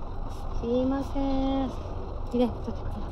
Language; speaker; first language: Japanese; non-native, learner; Filipino